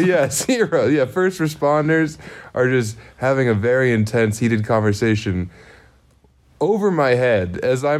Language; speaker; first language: English; native; English